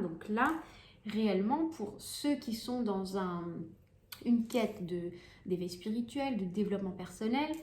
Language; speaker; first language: French; native; French